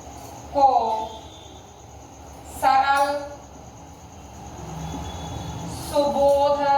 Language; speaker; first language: Hindi; native; Hindi